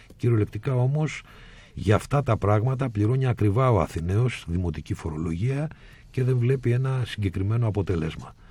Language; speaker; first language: Greek; native; Greek